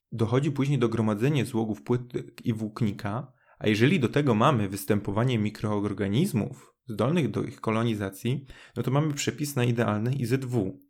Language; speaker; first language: Polish; native; Polish